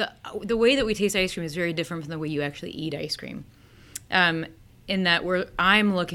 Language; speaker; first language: English; native; English